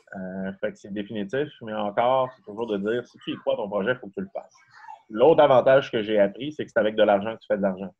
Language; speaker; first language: French; native; French